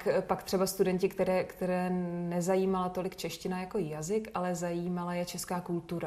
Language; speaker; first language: Czech; native; Czech